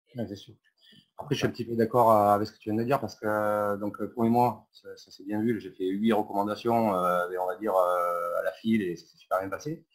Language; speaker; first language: French; native; French